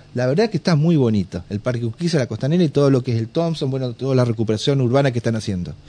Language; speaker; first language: Spanish; native; Spanish